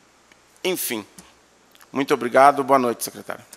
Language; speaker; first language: Portuguese; native; Portuguese